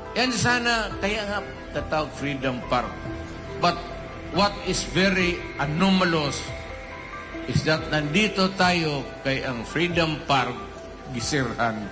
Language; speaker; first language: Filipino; non-native, local second language; Cebuano